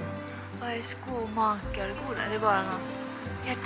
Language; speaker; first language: Swedish; non-native, learner; Japanese